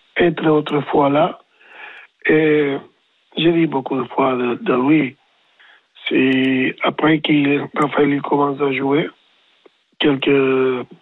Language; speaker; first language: French; non-native, learner; Spanish